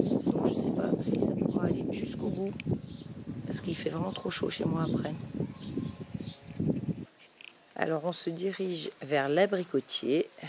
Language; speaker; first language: French; native; French